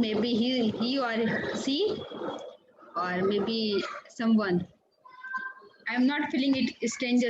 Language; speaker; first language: English; non-native, learner; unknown